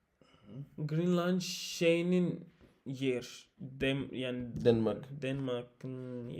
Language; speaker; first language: Turkish; non-native, learner; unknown